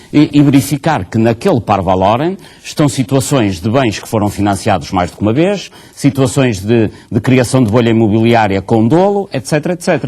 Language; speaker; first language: Portuguese; native; Portuguese